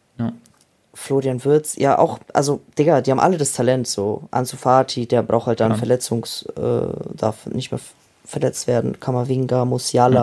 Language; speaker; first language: German; early bilingual, other home language; Russian